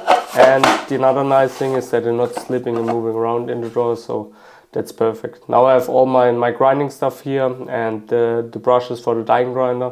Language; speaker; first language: English; non-native, fluent; German